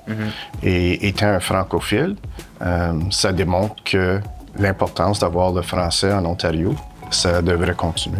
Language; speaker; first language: French; native; French